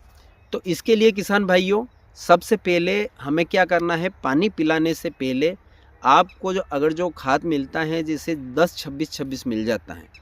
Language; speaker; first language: Hindi; native; Hindi